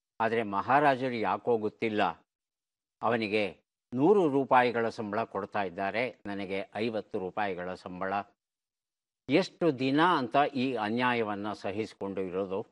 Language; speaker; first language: Kannada; native; Kannada